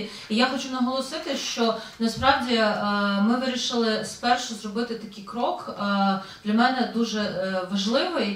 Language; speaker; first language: Ukrainian; native; Ukrainian